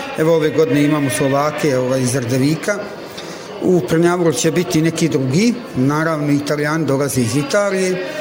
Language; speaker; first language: Bosnian; non-native, local second language; Italian